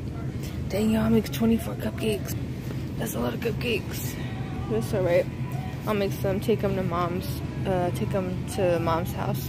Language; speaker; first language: English; native; English